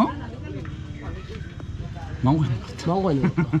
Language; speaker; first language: Korean; native; Korean